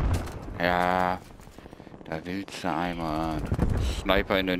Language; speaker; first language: German; native; German